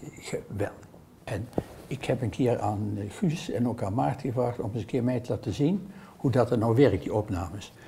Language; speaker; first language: Dutch; native; Dutch